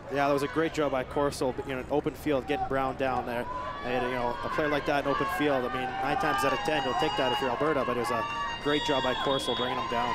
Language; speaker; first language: English; early bilingual, other home language; French